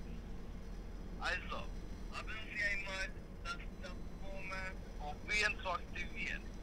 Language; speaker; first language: German; non-native, learner; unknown